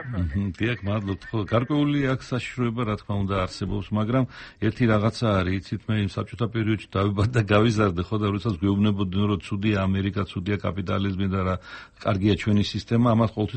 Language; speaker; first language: Georgian; native; Georgian